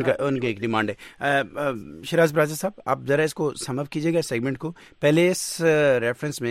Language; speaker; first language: Urdu; native; Urdu